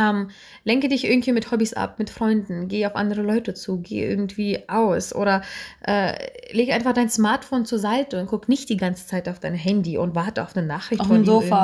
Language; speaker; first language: German; native; German